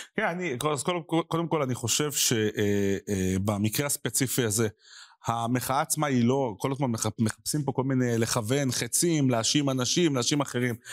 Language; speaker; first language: Hebrew; native; Hebrew